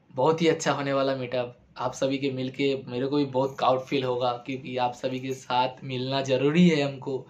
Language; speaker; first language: Hindi; non-native, local second language; Bangla